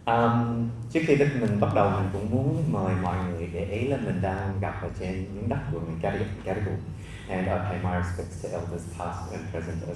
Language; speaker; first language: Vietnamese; early bilingual, heritage; Vietnamese